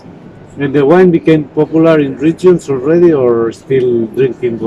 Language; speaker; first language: English; non-native, fluent; Spanish